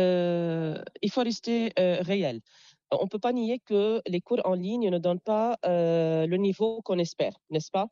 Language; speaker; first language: French; non-native, local second language; Arabic